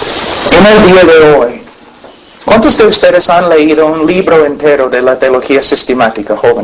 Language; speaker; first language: Spanish; non-native, fluent; English